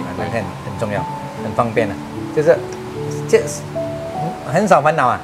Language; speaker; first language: Chinese; non-native, local second language; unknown